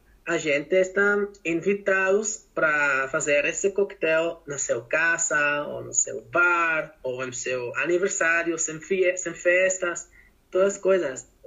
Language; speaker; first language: Portuguese; non-native, learner; Spanish